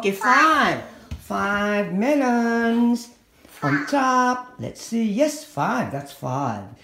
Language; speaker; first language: English; non-native, fluent; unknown